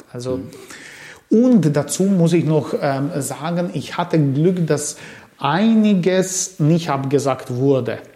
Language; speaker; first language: German; early bilingual, other home language; Croatian